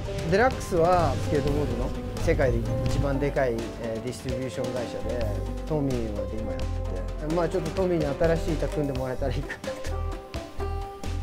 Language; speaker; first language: Japanese; native; Japanese